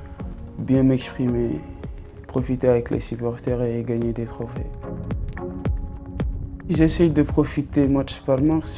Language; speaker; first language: French; non-native, local second language; Wolof